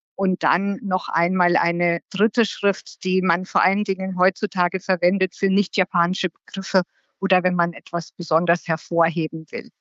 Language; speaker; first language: German; native; German